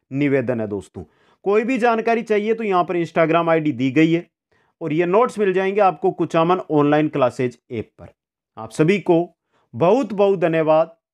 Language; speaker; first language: Hindi; native; Hindi